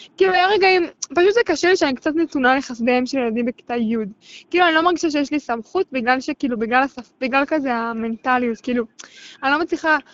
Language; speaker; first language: Hebrew; native; Hebrew